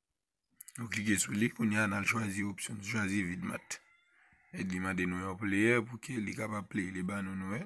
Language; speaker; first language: French; non-native, learner; Haitian Creole